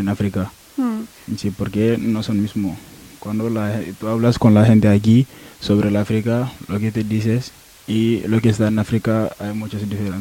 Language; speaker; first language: Spanish; non-native, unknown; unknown